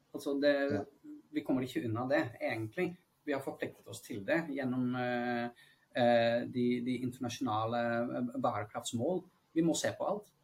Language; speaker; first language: Norwegian; non-native, fluent; Dutch